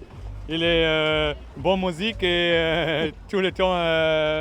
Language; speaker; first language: French; non-native, learner; German